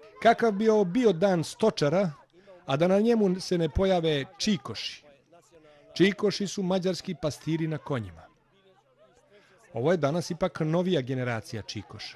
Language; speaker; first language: Bosnian; native; Bosnian